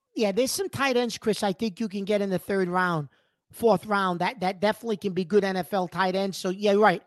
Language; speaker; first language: English; early bilingual, other home language; Italian